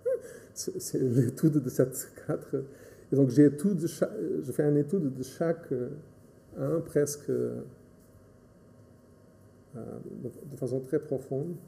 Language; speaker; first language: French; non-native, fluent; Portuguese